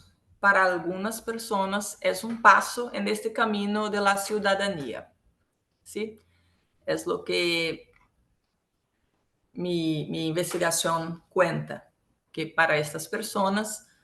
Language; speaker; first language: Spanish; non-native, local second language; Portuguese